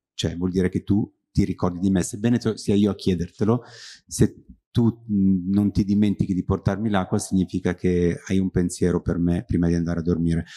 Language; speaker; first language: Italian; native; Italian